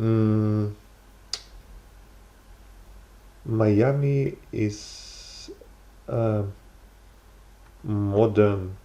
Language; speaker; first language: English; non-native, learner; Russian